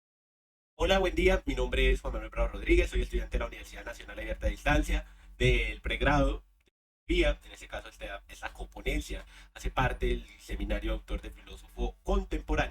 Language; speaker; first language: Spanish; native; Spanish